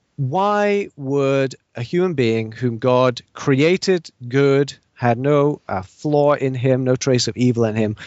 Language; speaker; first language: English; native; English